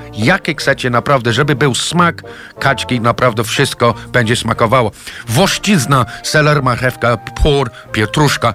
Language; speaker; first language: Polish; non-native, fluent; English